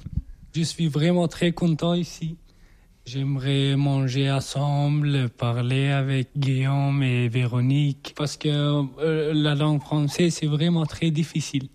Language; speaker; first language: French; non-native, learner; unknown